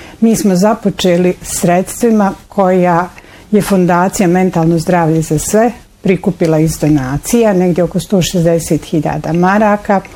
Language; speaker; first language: Bosnian; native; Bosnian